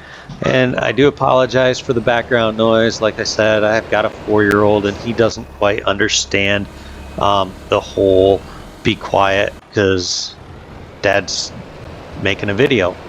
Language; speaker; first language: English; native; English